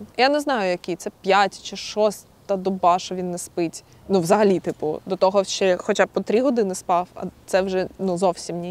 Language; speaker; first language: Ukrainian; native; Ukrainian